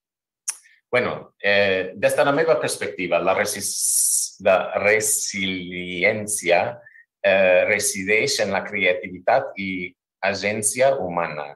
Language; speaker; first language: Catalan; non-native, fluent; English